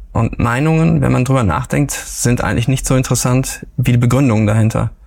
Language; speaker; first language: German; early bilingual, other home language; Italian